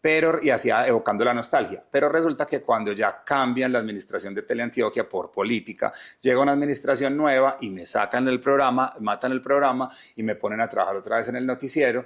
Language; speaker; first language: Spanish; native; Spanish